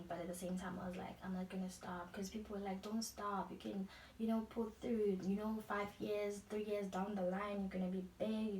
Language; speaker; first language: English; non-native, local second language; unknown